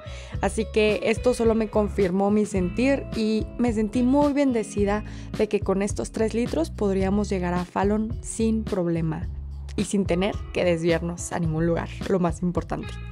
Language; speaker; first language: Spanish; native; Spanish